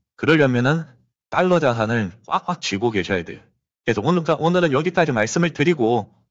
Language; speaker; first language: Korean; native; Korean